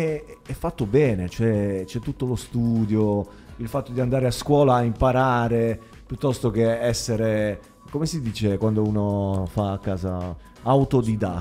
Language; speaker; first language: Italian; native; Italian